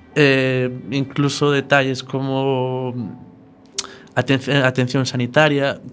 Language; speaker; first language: Spanish; native; Spanish